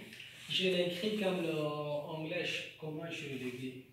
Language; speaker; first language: French; non-native, learner; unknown